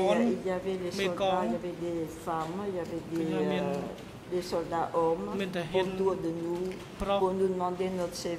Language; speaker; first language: French; non-native, local second language; Khmer